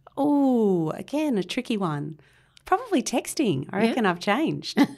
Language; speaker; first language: English; native; English